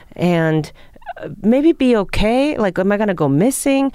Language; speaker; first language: English; early bilingual, other home language; Japanese